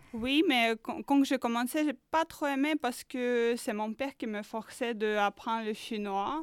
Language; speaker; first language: French; non-native, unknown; Ukrainian